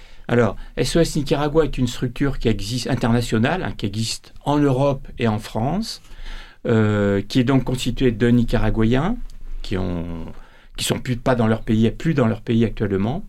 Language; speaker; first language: French; native; French